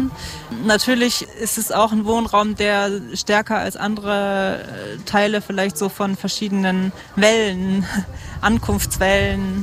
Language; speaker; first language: German; native; German